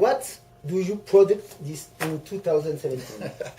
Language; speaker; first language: English; non-native, learner; French